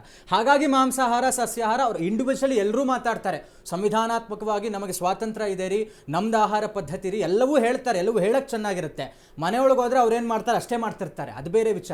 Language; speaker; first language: Kannada; native; Kannada